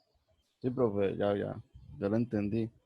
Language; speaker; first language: Spanish; native; Spanish